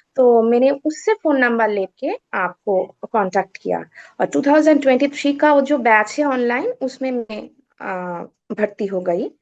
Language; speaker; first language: Hindi; non-native, local second language; Bangla